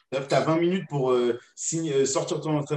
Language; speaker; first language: French; native; French